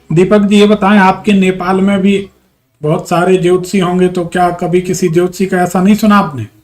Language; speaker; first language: Hindi; native; Hindi